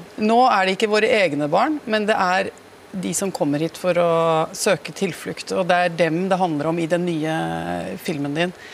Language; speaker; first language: Norwegian; native; Norwegian